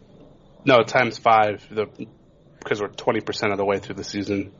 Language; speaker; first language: English; native; English